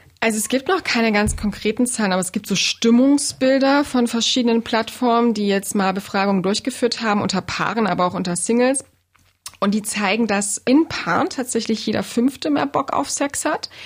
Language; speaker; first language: German; native; German